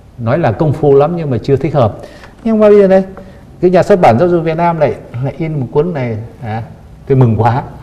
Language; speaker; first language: Vietnamese; native; Vietnamese